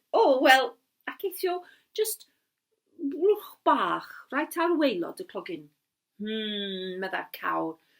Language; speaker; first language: Welsh; non-native, local second language; English